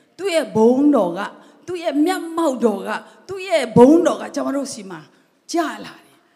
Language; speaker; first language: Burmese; non-native, local second language; Tedim Chin